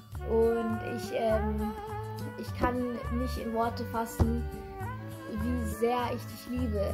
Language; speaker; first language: German; early bilingual, other home language; Sinhala